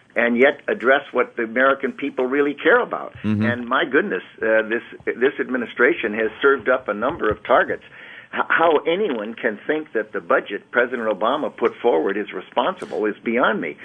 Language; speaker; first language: English; native; English